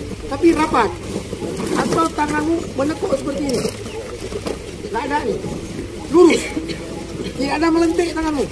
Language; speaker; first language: Indonesian; native; Indonesian